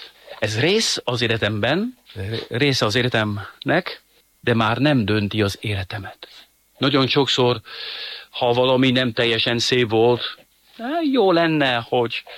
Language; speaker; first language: Hungarian; non-native, fluent; French